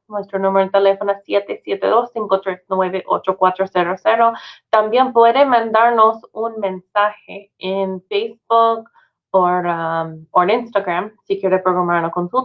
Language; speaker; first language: Spanish; non-native, fluent; English